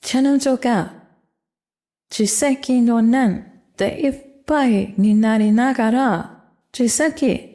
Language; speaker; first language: Japanese; non-native, fluent; English